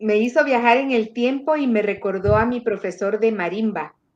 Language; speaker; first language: Spanish; native; Spanish